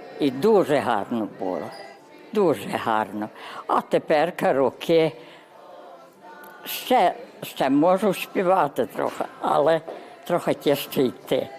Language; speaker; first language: Ukrainian; early bilingual, heritage; Ukrainian